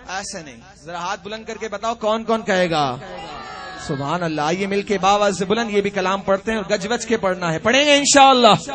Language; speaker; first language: Urdu; non-native, local second language; Punjabi